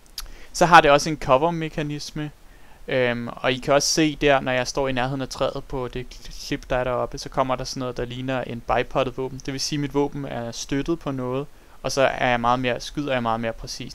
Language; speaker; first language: Danish; native; Danish